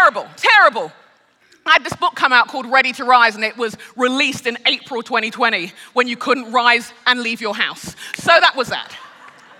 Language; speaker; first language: English; native; English